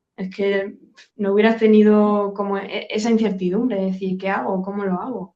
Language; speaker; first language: Spanish; native; Spanish